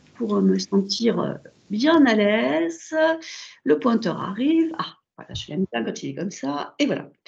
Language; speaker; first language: French; native; French